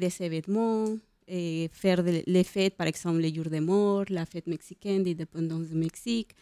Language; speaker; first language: French; non-native, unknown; Spanish